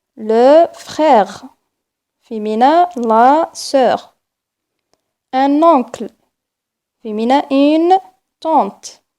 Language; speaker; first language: French; non-native, local second language; Arabic